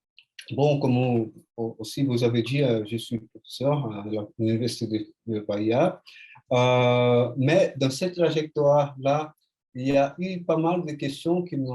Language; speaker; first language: French; non-native, fluent; Portuguese